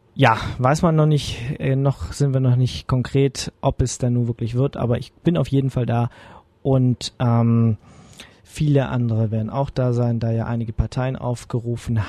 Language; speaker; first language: German; native; German